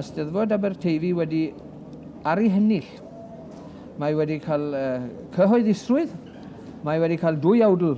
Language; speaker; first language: Welsh; native; Welsh